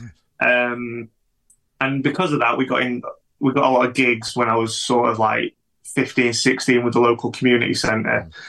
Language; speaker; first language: English; native; English